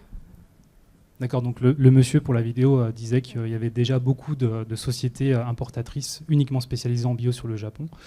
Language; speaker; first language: French; native; French